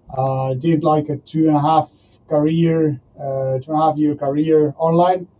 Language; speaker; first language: English; non-native, fluent; Spanish